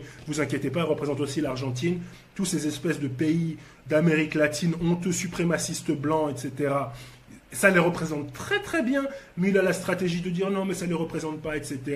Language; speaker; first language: French; native; French